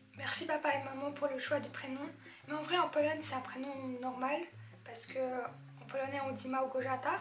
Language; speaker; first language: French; early bilingual, other home language; Polish